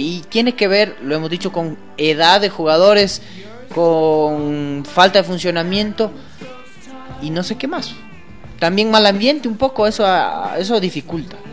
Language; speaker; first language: Spanish; native; Spanish